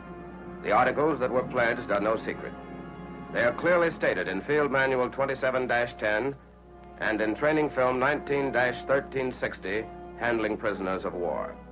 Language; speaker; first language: English; native; English